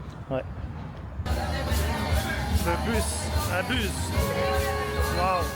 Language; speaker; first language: French; native; French